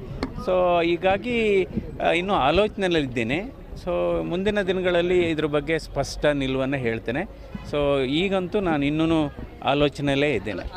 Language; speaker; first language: Kannada; native; Kannada